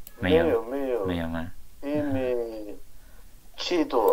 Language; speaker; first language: Chinese; non-native, learner; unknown